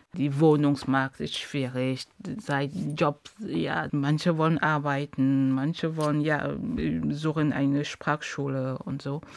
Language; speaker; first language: German; non-native, fluent; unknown